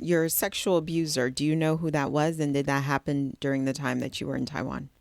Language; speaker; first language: English; native; English